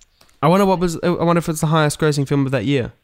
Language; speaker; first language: English; native; English